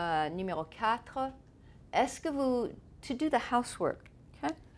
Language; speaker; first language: French; non-native, fluent; English